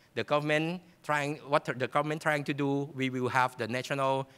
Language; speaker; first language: English; non-native, fluent; Thai